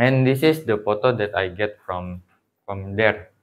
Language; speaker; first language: English; non-native, learner; Indonesian